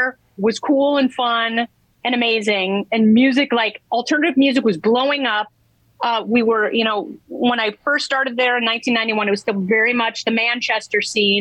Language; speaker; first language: English; native; English